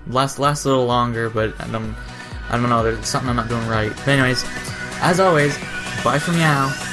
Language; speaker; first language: English; early bilingual, other home language; French